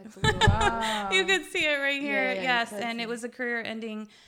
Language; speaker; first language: English; early bilingual, other home language; Armenian